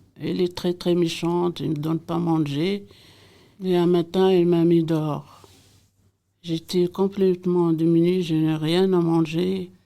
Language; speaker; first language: French; non-native, local second language; Arabic